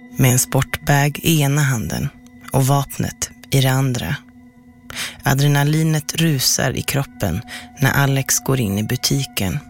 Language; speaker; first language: Swedish; native; Swedish